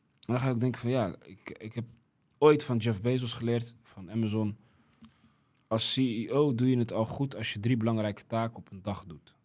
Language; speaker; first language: Dutch; early bilingual, other home language; Riffian